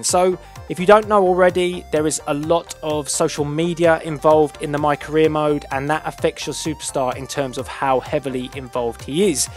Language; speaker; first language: English; native; English